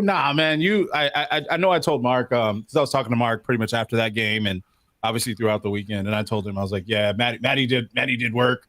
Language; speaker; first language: English; native; English